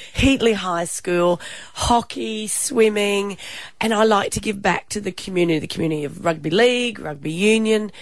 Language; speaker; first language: English; native; English